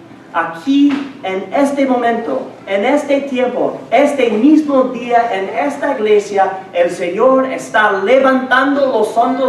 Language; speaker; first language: Spanish; non-native, fluent; English